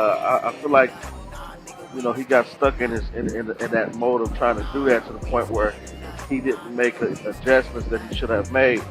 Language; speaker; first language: English; native; English